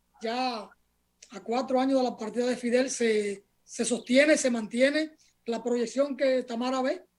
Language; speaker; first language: Spanish; native; Spanish